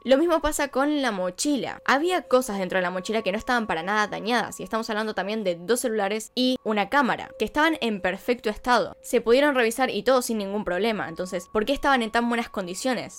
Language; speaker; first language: Spanish; native; Spanish